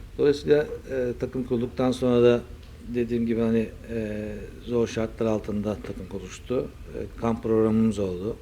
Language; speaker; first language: Turkish; native; Turkish